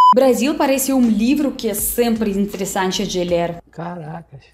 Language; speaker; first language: Portuguese; non-native, fluent; Russian